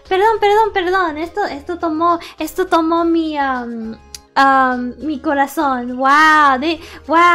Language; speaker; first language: Spanish; early bilingual, heritage; English